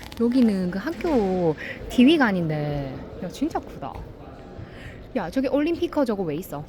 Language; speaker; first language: Korean; native; Korean